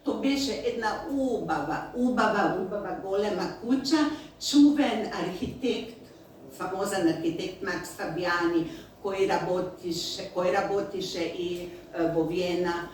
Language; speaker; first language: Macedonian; non-native, learner; Slovenian